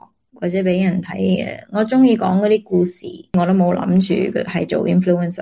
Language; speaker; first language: Cantonese; early bilingual, heritage; Cantonese